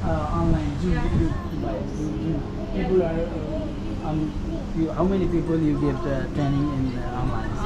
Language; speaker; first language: English; non-native, learner; Nepali